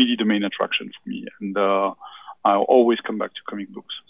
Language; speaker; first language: English; non-native, fluent; French